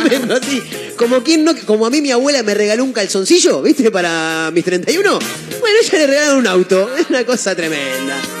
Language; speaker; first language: Spanish; native; Spanish